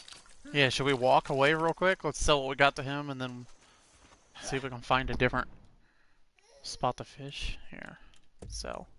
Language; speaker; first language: English; native; English